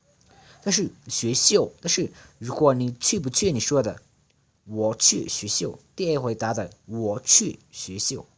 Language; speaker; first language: Chinese; non-native, fluent; Lao